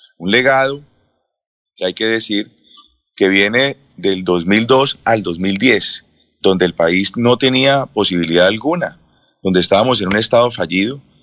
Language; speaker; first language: Spanish; native; Spanish